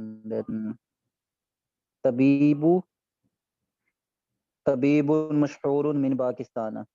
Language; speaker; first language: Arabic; non-native, learner; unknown